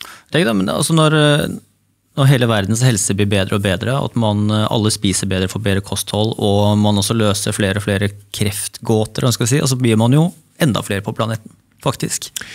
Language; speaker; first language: Norwegian; native; Norwegian